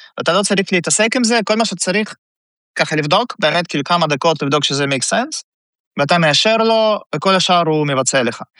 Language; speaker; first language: Hebrew; early bilingual, other home language; Russian